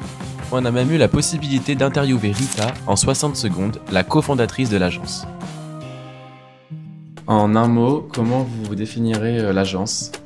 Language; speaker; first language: French; native; French